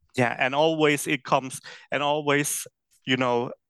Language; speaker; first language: English; non-native, fluent; Swedish